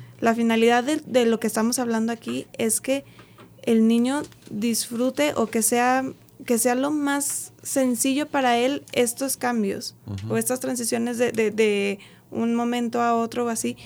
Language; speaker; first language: Spanish; native; Spanish